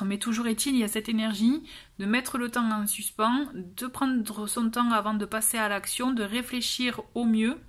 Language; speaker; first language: French; native; French